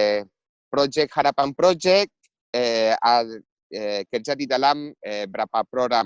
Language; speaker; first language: Indonesian; non-native, fluent; Spanish